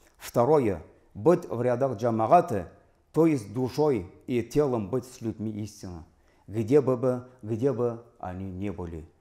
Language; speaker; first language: Russian; non-native, local second language; Tatar